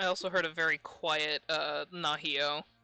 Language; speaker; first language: English; native; English